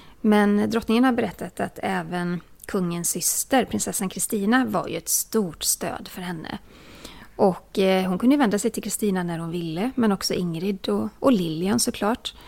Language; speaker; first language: Swedish; native; Swedish